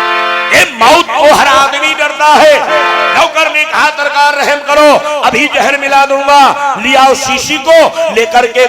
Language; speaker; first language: Hindi; native; Hindi